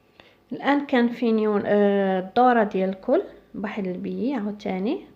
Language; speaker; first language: Arabic; native; Arabic